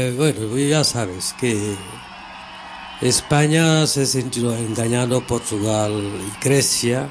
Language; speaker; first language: Spanish; non-native, fluent; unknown